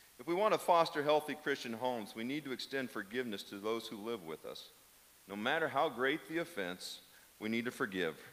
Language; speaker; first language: English; native; English